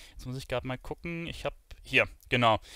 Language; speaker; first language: German; native; German